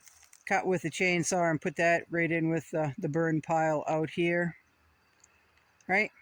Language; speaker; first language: English; native; English